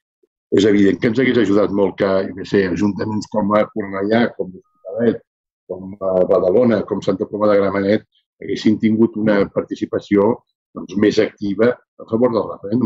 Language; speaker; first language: Catalan; native; Catalan